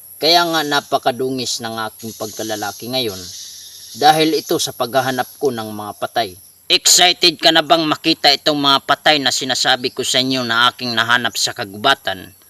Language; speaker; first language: Filipino; non-native, local second language; Waray